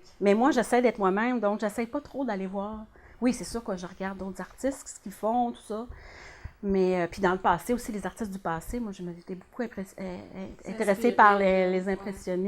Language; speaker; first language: French; native; French